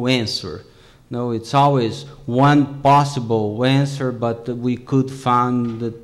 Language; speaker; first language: English; non-native, fluent; Portuguese